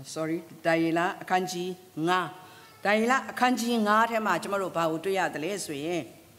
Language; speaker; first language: Burmese; non-native, local second language; Kachin